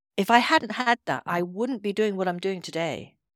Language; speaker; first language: English; native; English